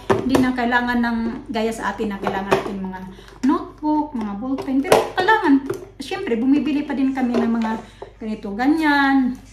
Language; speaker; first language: Filipino; non-native, local second language; Cebuano